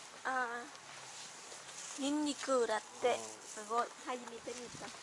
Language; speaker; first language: Japanese; non-native, learner; Vietnamese